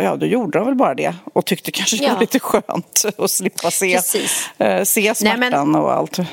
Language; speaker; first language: Swedish; native; Swedish